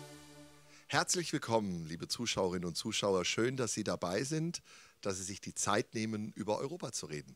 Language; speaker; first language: German; native; German